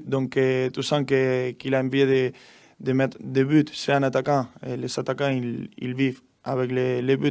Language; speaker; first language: French; non-native, learner; Spanish